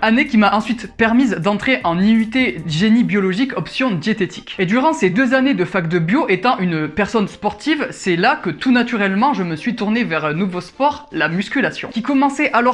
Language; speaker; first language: French; native; French